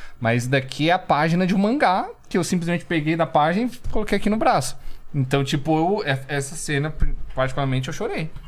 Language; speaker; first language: Portuguese; early bilingual, other home language; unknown